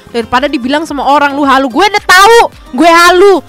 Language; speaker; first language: Indonesian; native; Indonesian